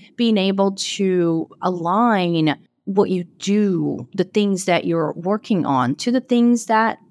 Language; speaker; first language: English; non-native, fluent; Portuguese